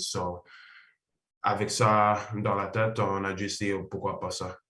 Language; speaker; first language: French; non-native, learner; English